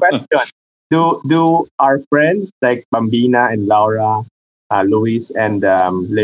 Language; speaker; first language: English; non-native, local second language; Filipino